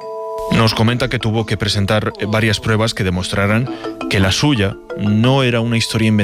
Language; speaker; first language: Spanish; native; Spanish